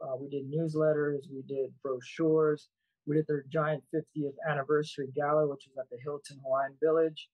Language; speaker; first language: English; native; English